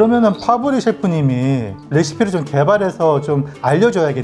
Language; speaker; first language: Korean; native; Korean